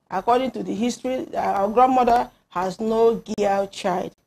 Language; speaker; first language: English; non-native, local second language; Igbo